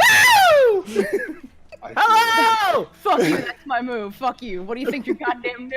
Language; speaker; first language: English; native; English